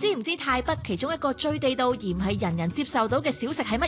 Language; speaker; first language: Cantonese; native; Cantonese